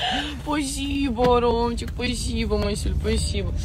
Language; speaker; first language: Russian; native; Russian